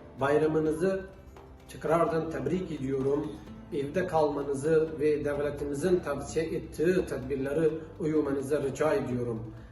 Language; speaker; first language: Turkish; non-native, fluent; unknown